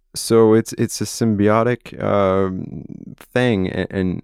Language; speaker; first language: English; non-native, fluent; French